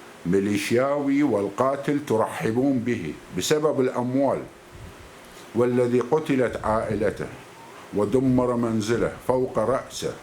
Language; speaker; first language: Arabic; native; Arabic